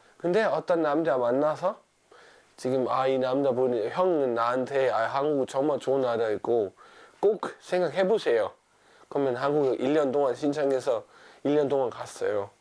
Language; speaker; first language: Korean; non-native, fluent; Danish